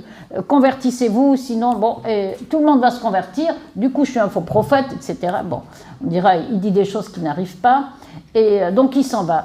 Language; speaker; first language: French; native; French